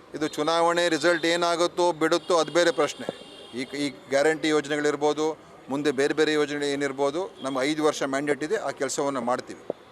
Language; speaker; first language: Kannada; native; Kannada